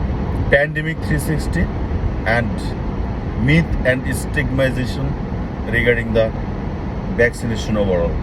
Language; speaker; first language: English; non-native, local second language; Bangla